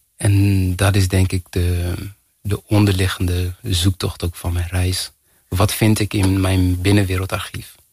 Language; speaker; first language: Dutch; early bilingual, other home language; Kinyarwanda